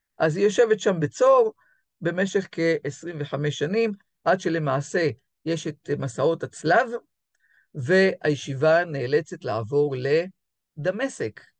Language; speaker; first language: Hebrew; native; Hebrew